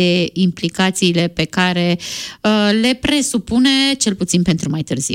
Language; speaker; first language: Romanian; native; Romanian